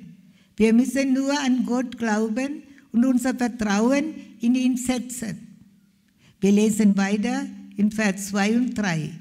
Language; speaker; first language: German; non-native, fluent; Malayalam